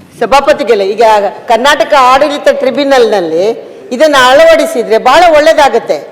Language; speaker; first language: Kannada; native; Kannada